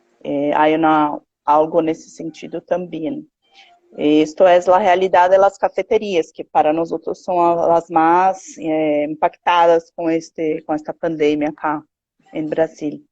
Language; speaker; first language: Spanish; non-native, learner; Portuguese